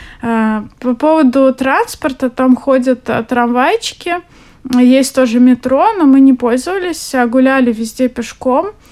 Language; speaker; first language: Russian; native; Russian